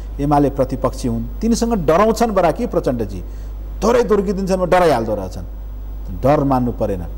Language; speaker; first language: Nepali; non-native, local second language; Maithili